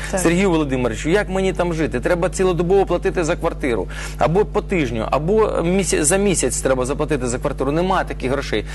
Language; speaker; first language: Ukrainian; non-native, local second language; Russian